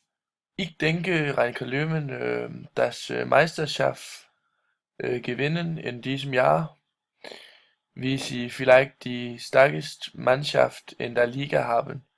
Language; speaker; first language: German; non-native, learner; Danish